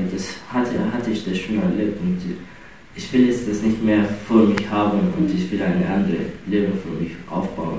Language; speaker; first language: German; non-native, learner; Persian